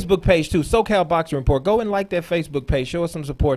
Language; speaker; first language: English; native; English